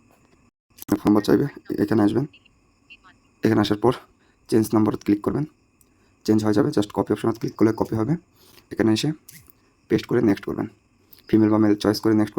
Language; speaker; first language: Bangla; native; Bangla